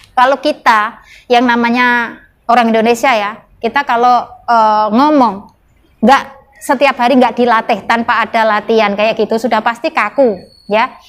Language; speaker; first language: Indonesian; non-native, local second language; Javanese